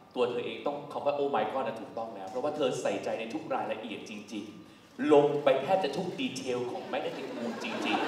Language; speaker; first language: Thai; native; Thai